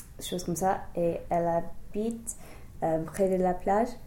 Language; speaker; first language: French; non-native, fluent; English